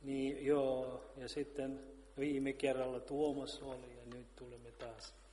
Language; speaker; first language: Finnish; non-native, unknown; Russian